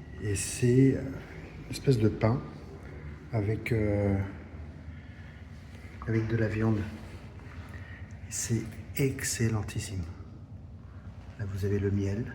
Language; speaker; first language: French; early bilingual, heritage; Portuguese